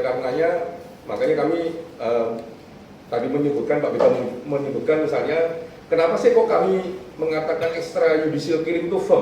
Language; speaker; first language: Indonesian; native; Indonesian